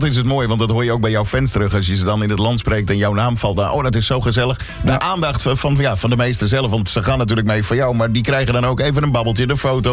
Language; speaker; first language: Dutch; native; Dutch